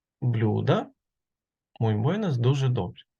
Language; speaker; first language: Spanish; non-native, fluent; Ukrainian